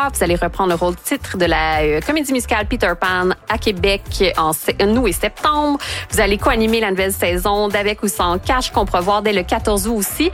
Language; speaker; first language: French; native; French